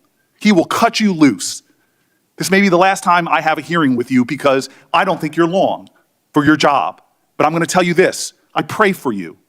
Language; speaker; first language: English; native; English